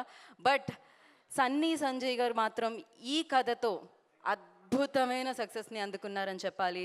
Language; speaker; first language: Telugu; native; Telugu